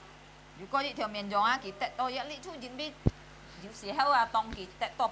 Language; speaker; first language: Chinese; early bilingual, heritage; Hakka Chinese